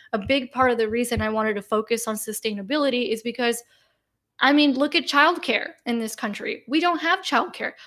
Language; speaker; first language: English; native; English